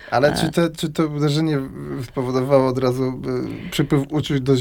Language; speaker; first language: Polish; native; Polish